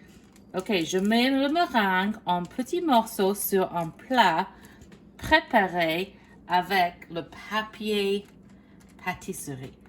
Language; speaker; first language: French; non-native, fluent; English